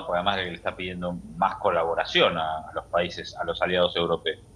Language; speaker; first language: Spanish; native; Spanish